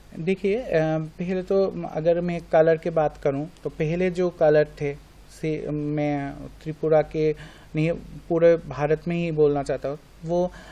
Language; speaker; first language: Hindi; non-native, local second language; Bangla